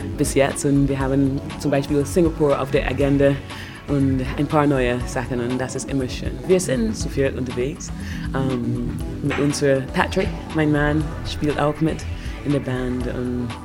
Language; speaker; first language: German; non-native, fluent; English